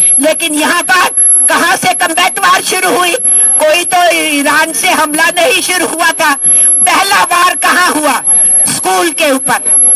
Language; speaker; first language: Hindi; native; Hindi